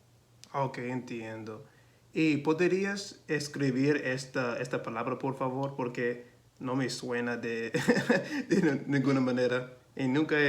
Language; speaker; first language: Spanish; non-native, learner; English